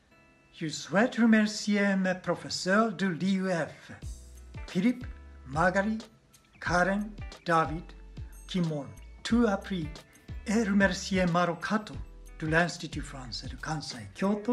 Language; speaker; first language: French; non-native, learner; Japanese